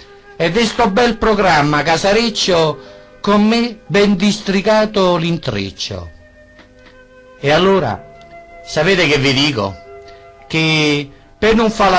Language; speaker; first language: Italian; native; Italian